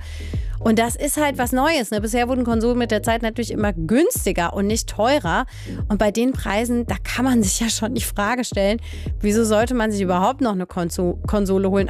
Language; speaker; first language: German; native; German